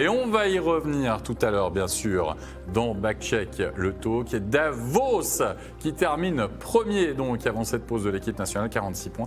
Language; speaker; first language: French; native; French